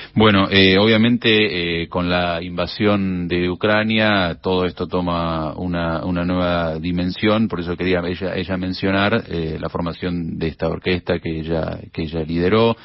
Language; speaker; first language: Spanish; native; Spanish